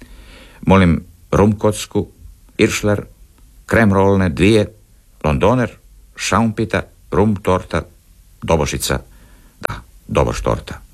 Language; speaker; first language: Serbian; native; Serbian